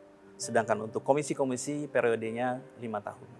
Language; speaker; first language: Indonesian; native; Indonesian